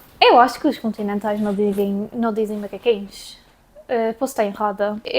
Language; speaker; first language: Portuguese; early bilingual, heritage; Portuguese